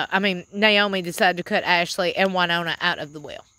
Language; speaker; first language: English; native; English